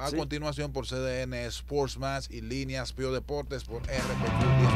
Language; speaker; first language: Spanish; native; Spanish